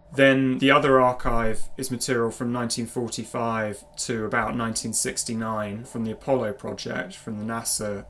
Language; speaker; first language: English; native; English